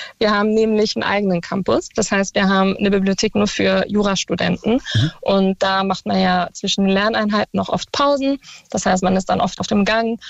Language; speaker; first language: German; early bilingual, other home language; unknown